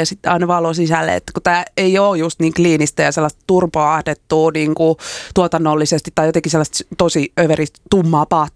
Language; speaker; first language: Finnish; native; Finnish